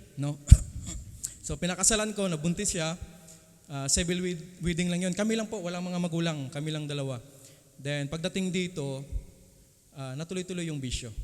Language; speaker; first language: Filipino; non-native, local second language; Cebuano